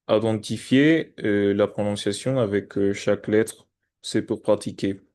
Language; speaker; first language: French; non-native, fluent; Spanish